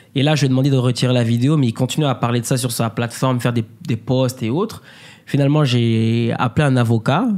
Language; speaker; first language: French; native; French